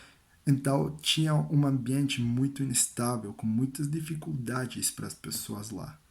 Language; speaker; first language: Portuguese; non-native, learner; Spanish